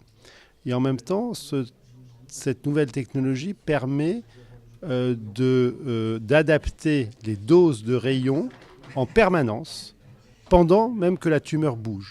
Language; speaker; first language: French; native; French